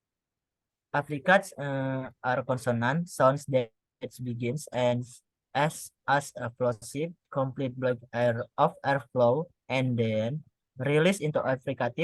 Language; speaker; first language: English; non-native, learner; Indonesian